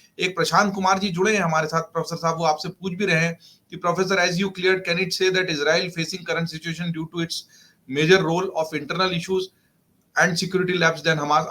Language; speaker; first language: Hindi; native; Hindi